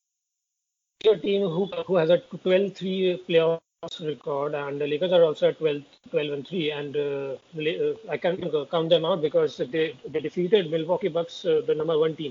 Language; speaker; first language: English; non-native, local second language; Hindi